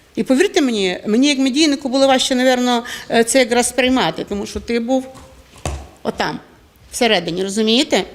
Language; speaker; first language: Ukrainian; native; Ukrainian